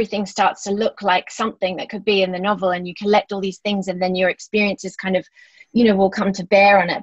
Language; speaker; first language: English; native; English